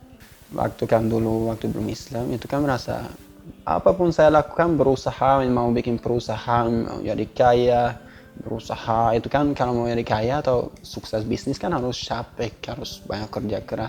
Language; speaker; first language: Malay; non-native, fluent; Swedish